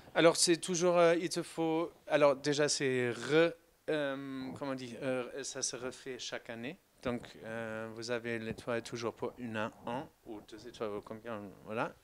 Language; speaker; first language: French; non-native, fluent; German